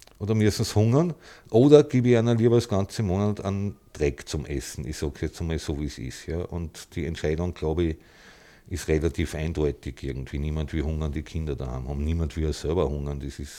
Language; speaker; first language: German; native; German